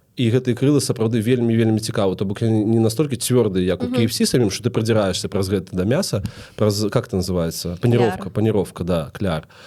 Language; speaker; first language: Belarusian; non-native, local second language; Russian